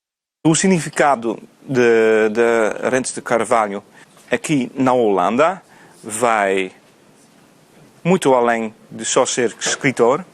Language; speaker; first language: Portuguese; non-native, fluent; Dutch